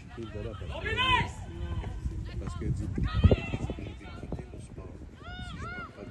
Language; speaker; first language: French; non-native, fluent; English